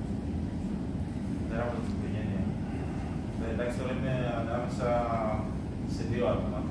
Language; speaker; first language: Greek; early bilingual, other home language; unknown